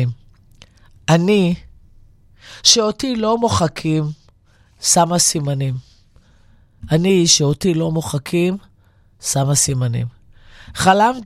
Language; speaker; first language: Hebrew; non-native, local second language; Arabic